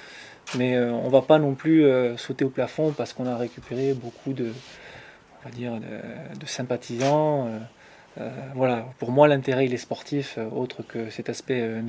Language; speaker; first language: French; native; French